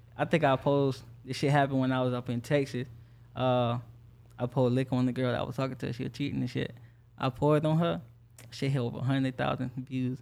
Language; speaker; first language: English; native; English